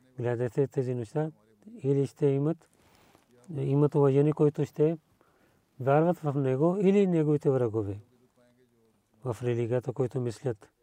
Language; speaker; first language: Bulgarian; non-native, learner; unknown